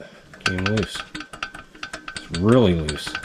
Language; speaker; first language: English; native; English